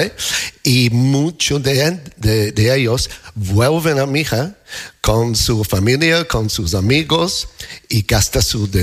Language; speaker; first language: Spanish; non-native, learner; English